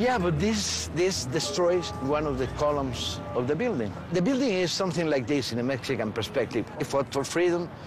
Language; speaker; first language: English; non-native, fluent; Spanish